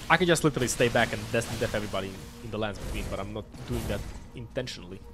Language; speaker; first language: English; non-native, fluent; Croatian